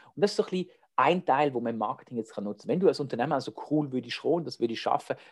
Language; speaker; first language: German; native; German